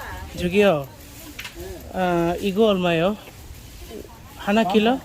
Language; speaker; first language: Korean; non-native, learner; Bangla